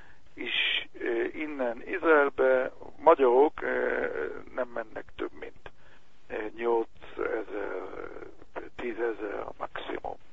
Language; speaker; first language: Hungarian; non-native, learner; Hebrew